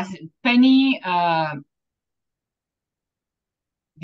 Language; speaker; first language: English; native; English